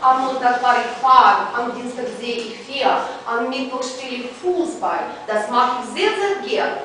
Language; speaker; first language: German; non-native, fluent; Russian